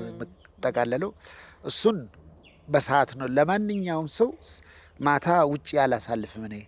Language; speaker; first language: Amharic; non-native, local second language; Oromo